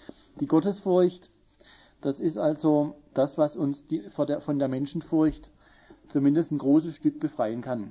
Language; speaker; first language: German; native; German